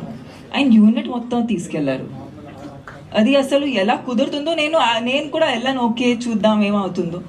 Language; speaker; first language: Telugu; non-native, fluent; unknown